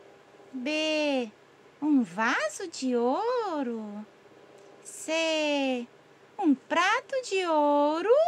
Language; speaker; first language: Portuguese; native; Portuguese